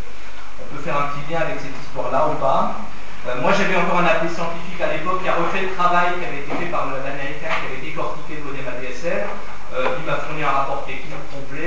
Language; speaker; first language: French; native; French